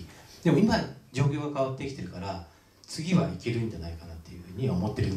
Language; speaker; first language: Japanese; native; Japanese